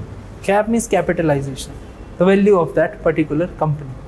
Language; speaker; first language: English; non-native, local second language; Hindi